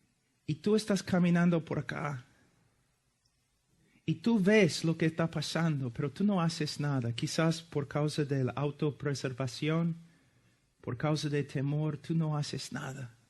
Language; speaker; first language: Spanish; non-native, fluent; English